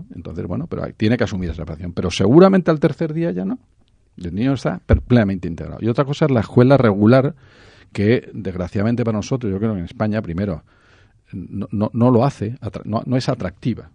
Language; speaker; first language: Spanish; native; Spanish